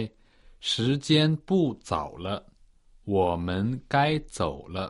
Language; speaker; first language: Chinese; non-native, learner; Portuguese